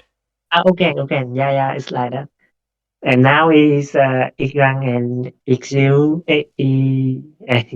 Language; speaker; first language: English; non-native, learner; Vietnamese